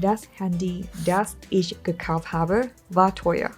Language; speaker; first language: German; non-native, learner; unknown